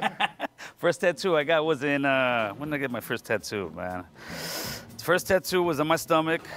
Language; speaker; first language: English; native; English